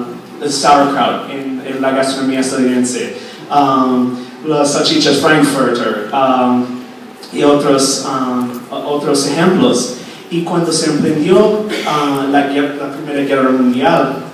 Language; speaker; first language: Spanish; non-native, fluent; English